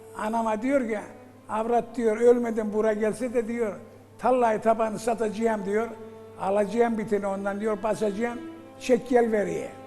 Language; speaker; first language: Turkish; early bilingual, heritage; Turkish